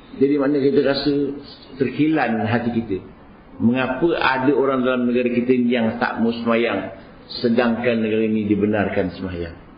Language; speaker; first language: Malay; native; Malay